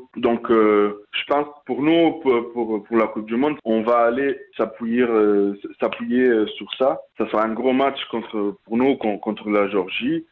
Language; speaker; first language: French; non-native, fluent; Portuguese